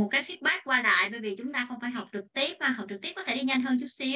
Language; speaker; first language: Vietnamese; native; Vietnamese